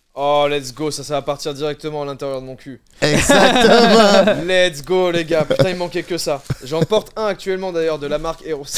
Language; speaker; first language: French; native; French